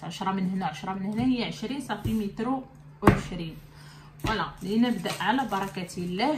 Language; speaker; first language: Arabic; native; Arabic